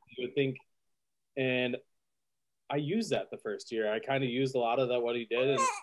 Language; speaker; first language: English; native; English